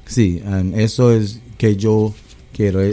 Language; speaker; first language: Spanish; early bilingual, heritage; Spanish